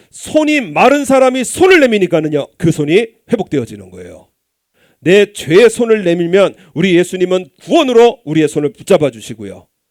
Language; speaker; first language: Korean; native; Korean